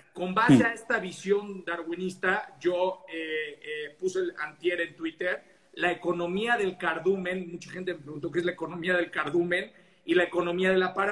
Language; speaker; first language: Spanish; native; Spanish